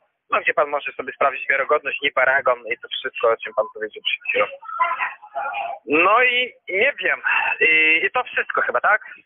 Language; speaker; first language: Polish; non-native, learner; Ukrainian